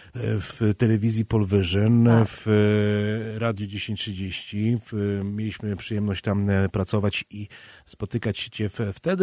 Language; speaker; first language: Polish; native; Polish